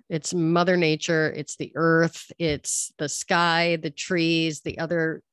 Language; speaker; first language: English; native; English